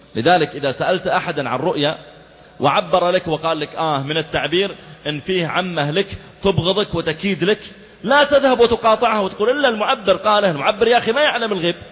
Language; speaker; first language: Arabic; native; Arabic